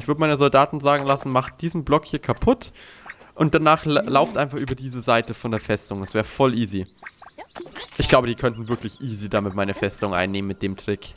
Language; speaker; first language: German; native; German